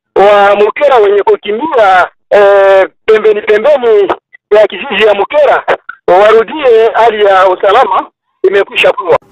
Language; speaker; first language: Swahili; native; Swahili